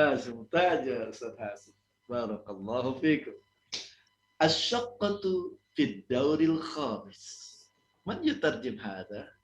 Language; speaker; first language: Arabic; non-native, fluent; Indonesian